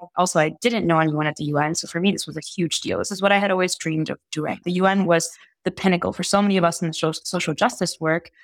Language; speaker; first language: English; early bilingual, heritage; Italian